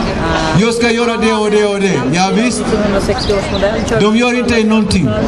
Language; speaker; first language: Swedish; non-native, fluent; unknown